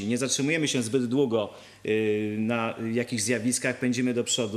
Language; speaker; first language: Polish; native; Polish